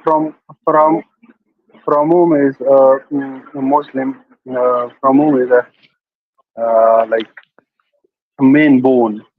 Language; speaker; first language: English; non-native, learner; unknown